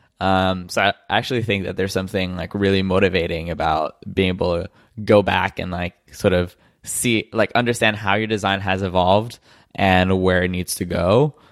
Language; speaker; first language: English; native; English